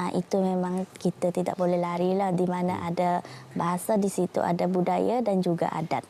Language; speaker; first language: Malay; non-native, local second language; Iban